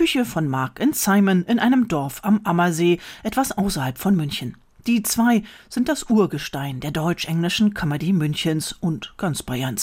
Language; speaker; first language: German; native; German